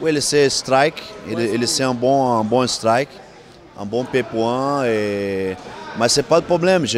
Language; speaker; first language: French; non-native, learner; Portuguese